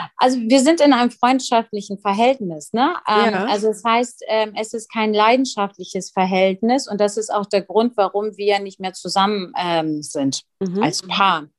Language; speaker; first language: German; early bilingual, other home language; Russian